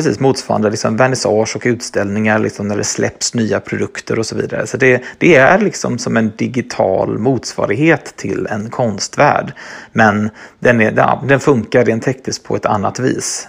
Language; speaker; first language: Swedish; native; Swedish